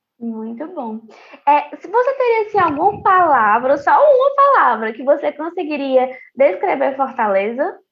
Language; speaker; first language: Portuguese; native; Portuguese